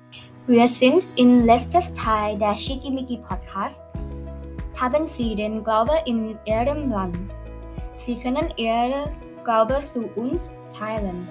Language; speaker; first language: German; non-native, learner; Thai